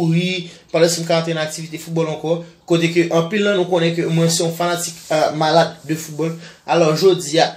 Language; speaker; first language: French; non-native, learner; Portuguese